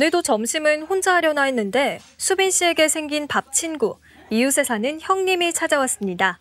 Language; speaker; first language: Korean; native; Korean